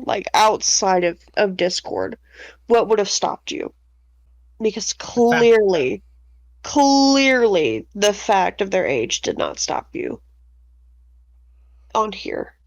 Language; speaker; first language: English; native; English